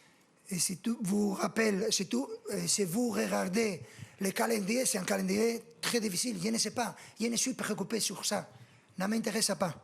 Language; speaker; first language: French; non-native, fluent; Spanish